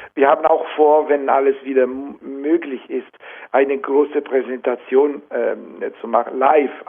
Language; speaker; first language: German; non-native, fluent; Italian